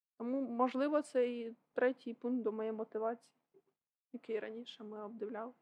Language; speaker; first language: Ukrainian; native; Ukrainian